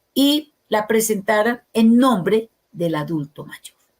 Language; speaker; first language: Spanish; native; Spanish